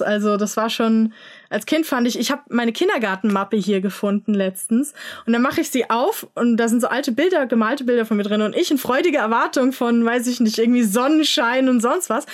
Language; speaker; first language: German; native; German